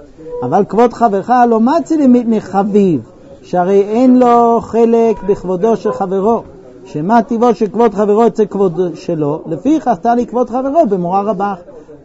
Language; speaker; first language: Hebrew; native; Hebrew